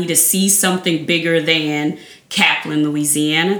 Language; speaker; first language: English; native; English